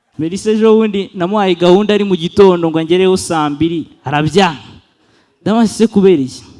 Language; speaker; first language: Kinyarwanda; native; Kinyarwanda